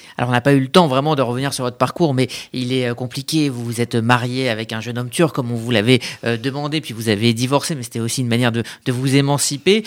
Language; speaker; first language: French; native; French